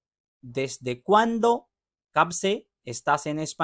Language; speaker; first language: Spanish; non-native, fluent; Urdu